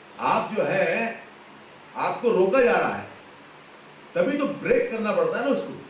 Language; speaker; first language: Hindi; non-native, local second language; Punjabi